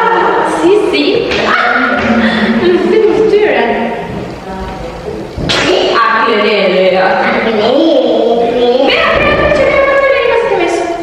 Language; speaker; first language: Albanian; early bilingual, heritage; Albanian